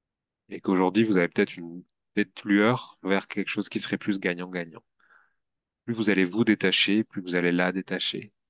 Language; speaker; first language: French; native; French